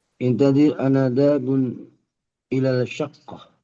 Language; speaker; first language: Arabic; non-native, learner; Indonesian